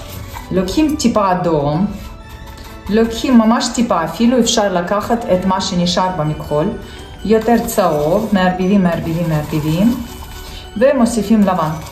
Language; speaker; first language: Hebrew; non-native, fluent; Russian